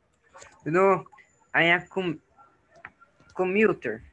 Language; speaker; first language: English; non-native, learner; Portuguese